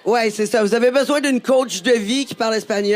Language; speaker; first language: French; native; French